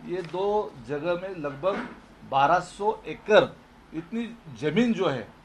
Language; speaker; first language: Hindi; non-native, local second language; Marathi